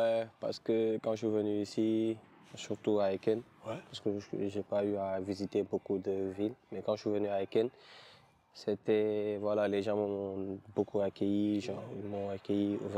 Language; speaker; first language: French; non-native, local second language; Wolof